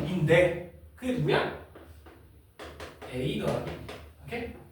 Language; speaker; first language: Korean; native; Korean